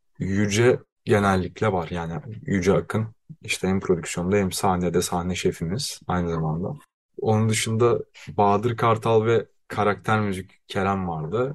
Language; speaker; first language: Turkish; native; Turkish